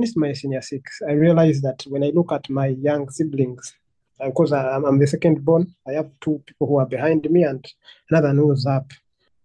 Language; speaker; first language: English; non-native, local second language; Ganda